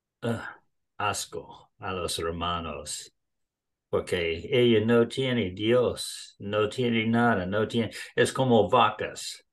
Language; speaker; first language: Spanish; non-native, learner; English